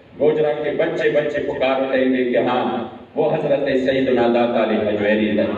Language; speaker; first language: Urdu; non-native, local second language; Pashto